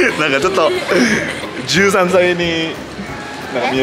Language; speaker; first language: Japanese; non-native, fluent; Indonesian